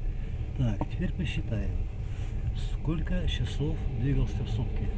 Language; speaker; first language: Russian; native; Russian